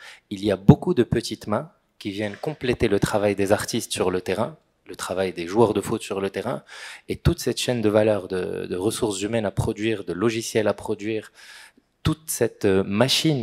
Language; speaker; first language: French; non-native, local second language; Arabic